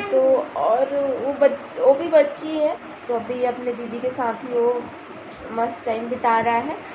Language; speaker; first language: Hindi; native; Hindi